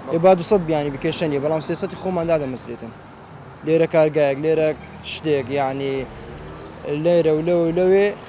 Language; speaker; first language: Central Kurdish; native; Central Kurdish